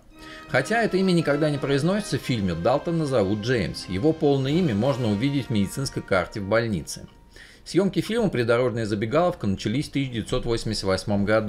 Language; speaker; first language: Russian; native; Russian